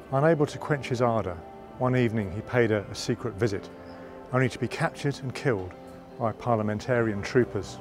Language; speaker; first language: English; native; English